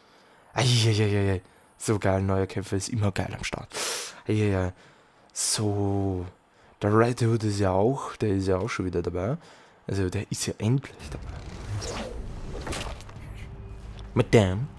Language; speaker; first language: German; native; German